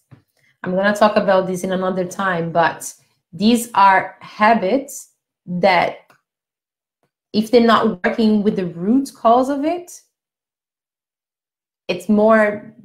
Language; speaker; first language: English; non-native, fluent; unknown